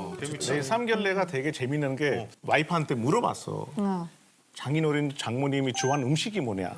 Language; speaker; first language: Korean; non-native, fluent; Hindi